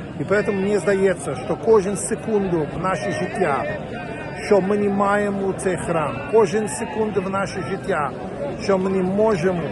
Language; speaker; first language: Ukrainian; non-native, learner; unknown